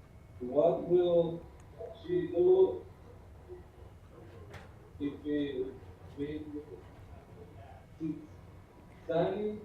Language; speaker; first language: English; non-native, learner; Spanish